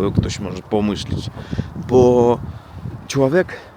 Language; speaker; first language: Polish; non-native, fluent; Russian